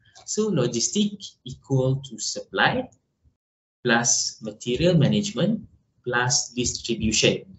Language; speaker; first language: English; non-native, local second language; Malay